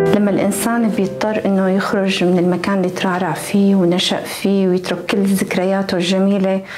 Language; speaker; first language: Arabic; native; Arabic